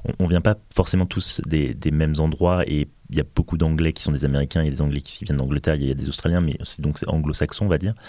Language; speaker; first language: French; native; French